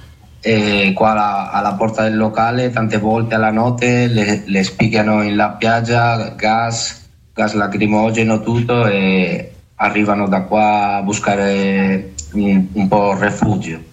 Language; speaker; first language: Italian; non-native, learner; Spanish